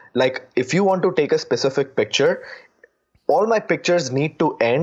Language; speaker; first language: English; non-native, local second language; Gujarati